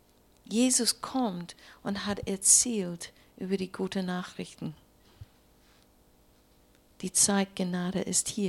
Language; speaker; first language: German; non-native, learner; English